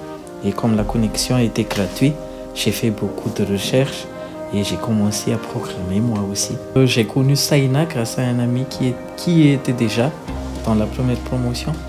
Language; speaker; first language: French; non-native, local second language; Malagasy